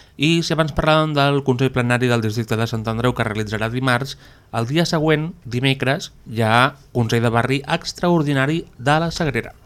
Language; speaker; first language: Catalan; native; Catalan